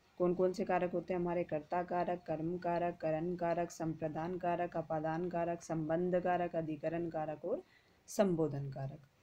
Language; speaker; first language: Hindi; native; Hindi